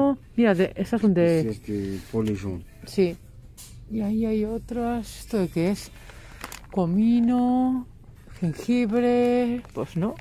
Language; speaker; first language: Spanish; native; Spanish